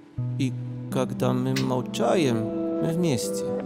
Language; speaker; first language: Russian; non-native, learner; Polish